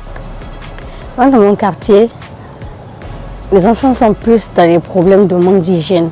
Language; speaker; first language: French; non-native, local second language; Fula